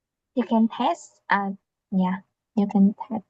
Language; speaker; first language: English; non-native, learner; Vietnamese